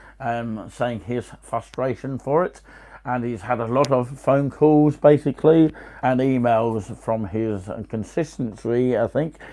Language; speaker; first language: English; native; English